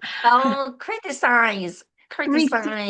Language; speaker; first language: English; non-native, fluent; Vietnamese